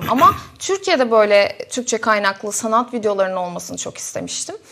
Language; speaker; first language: Turkish; native; Turkish